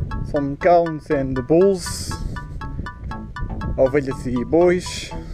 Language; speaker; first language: English; non-native, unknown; Portuguese